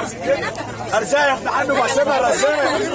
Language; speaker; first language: Arabic; native; Arabic